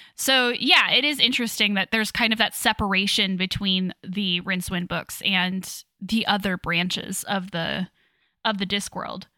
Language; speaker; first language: English; native; English